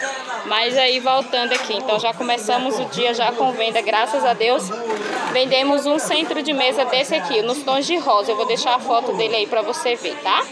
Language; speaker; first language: Portuguese; native; Portuguese